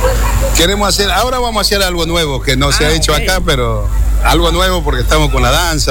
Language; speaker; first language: Spanish; native; Spanish